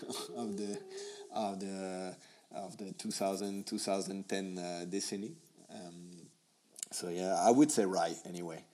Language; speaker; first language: English; non-native, fluent; French